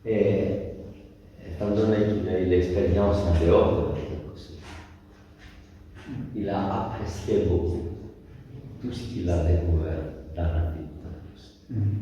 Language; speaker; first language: French; non-native, fluent; Greek